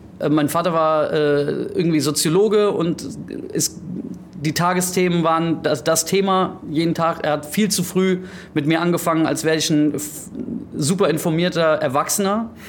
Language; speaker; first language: German; early bilingual, heritage; German